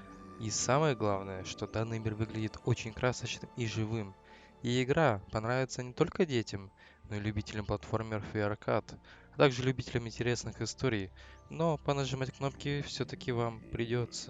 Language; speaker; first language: Russian; native; Russian